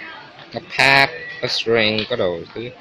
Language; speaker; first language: Vietnamese; early bilingual, heritage; Vietnamese